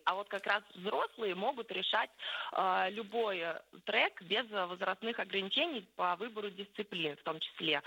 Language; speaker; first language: Russian; native; Russian